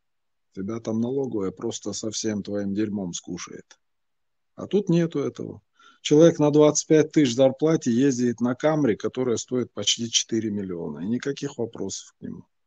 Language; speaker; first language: Russian; non-native, local second language; Chechen